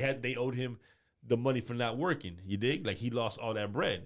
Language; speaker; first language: English; native; English